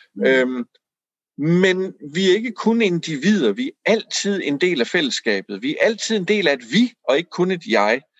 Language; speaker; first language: Danish; native; Danish